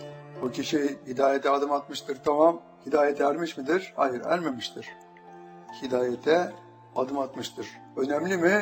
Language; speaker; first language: Turkish; native; Turkish